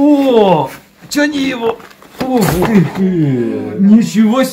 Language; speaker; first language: Russian; native; Russian